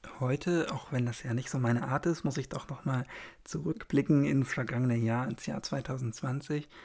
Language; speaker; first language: German; native; German